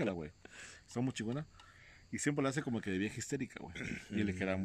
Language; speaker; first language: Spanish; native; Spanish